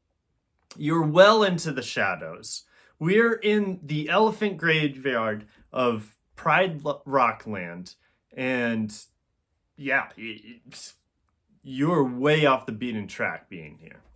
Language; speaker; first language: English; native; English